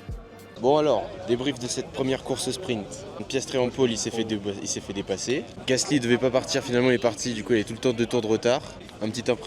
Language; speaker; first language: French; native; French